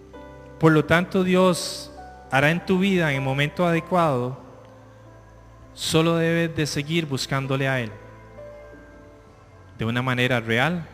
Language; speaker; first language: Spanish; native; Spanish